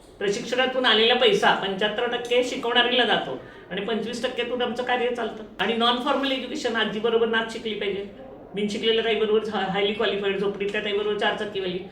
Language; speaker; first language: Marathi; native; Marathi